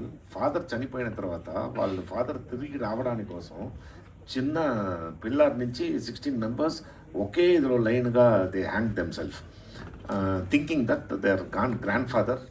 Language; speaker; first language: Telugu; non-native, learner; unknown